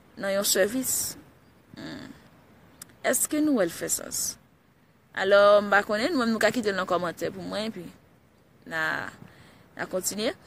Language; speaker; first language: Haitian Creole; early bilingual, heritage; Haitian Creole